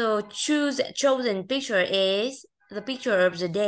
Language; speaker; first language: English; non-native, fluent; Vietnamese